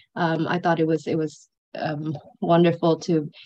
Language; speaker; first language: English; non-native, fluent; Sinhala